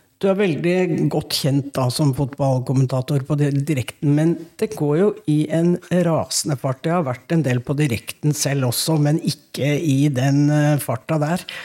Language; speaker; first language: Norwegian; native; Norwegian